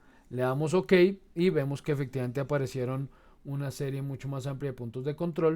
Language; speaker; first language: Spanish; native; Spanish